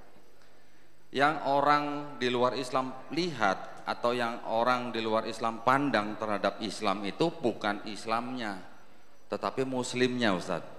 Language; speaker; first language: Indonesian; native; Indonesian